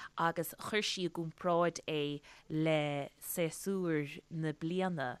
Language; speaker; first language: Irish; native; Irish